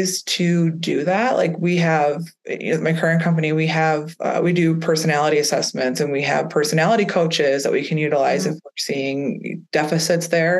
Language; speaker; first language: English; native; English